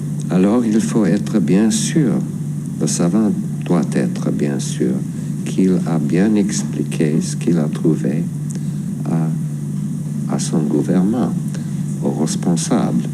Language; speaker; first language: French; non-native, fluent; English